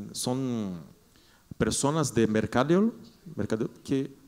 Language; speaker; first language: Spanish; non-native, learner; Portuguese